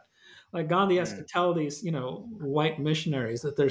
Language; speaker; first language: English; non-native, local second language; Malayalam